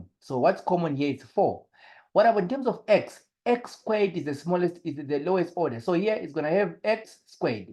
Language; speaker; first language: English; non-native, local second language; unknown